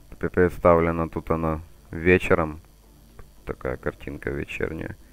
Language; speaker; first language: Russian; native; Russian